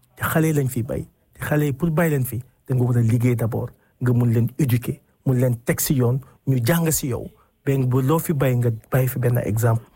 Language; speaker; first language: French; non-native, local second language; Wolof